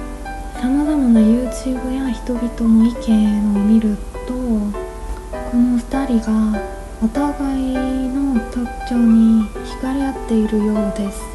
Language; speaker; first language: Japanese; non-native, fluent; Korean